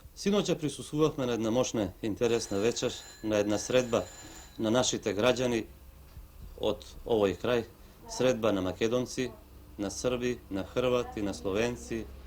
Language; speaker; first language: Macedonian; native; Macedonian